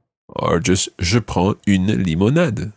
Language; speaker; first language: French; non-native, fluent; English